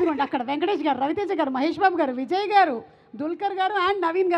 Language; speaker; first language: Telugu; native; Telugu